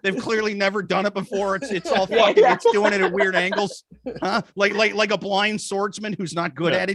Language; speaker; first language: English; native; English